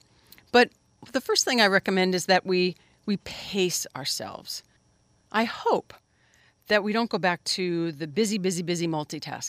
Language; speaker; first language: English; native; English